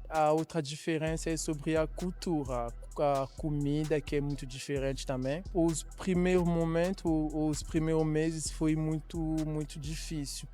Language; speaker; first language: Portuguese; non-native, learner; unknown